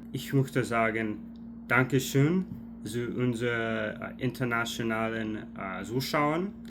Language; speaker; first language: German; non-native, learner; English